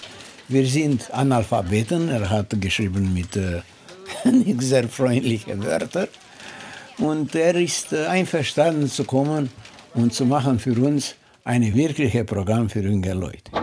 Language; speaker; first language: German; non-native, learner; Romanian